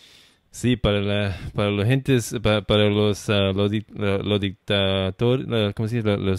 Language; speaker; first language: Spanish; non-native, learner; English